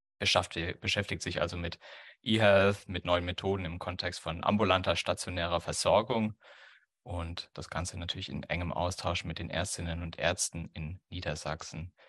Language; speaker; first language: German; native; German